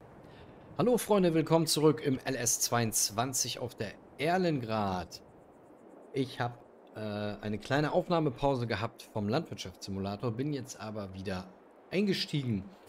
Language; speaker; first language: German; native; German